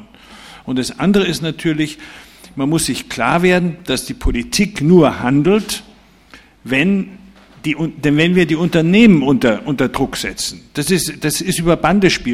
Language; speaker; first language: German; native; German